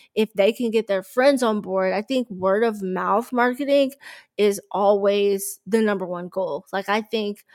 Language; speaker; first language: English; native; English